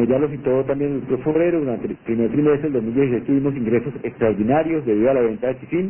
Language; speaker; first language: Spanish; native; Spanish